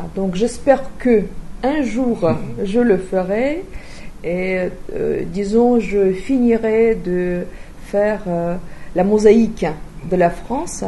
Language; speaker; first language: French; non-native, fluent; Russian